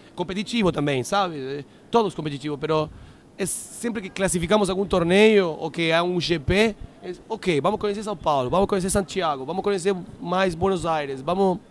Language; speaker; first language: Portuguese; non-native, learner; Spanish